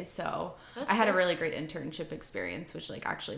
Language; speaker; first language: English; native; English